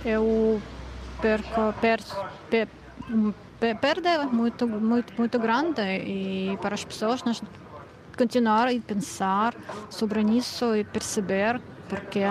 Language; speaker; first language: Portuguese; non-native, learner; Russian